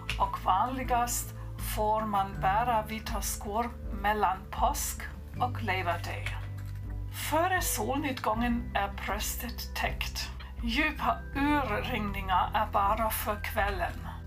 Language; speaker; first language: Swedish; non-native, fluent; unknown